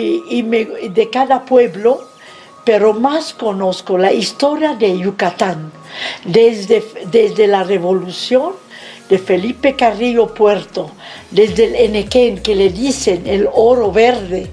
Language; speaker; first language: Spanish; non-native, fluent; Arabic